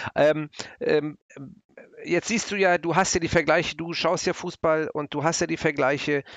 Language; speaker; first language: German; native; German